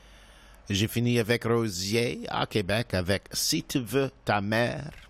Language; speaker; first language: French; non-native, local second language; English